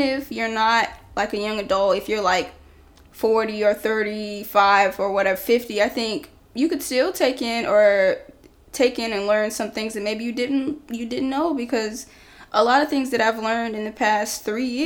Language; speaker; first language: English; native; English